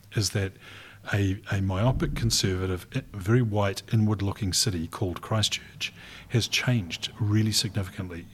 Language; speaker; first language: English; native; English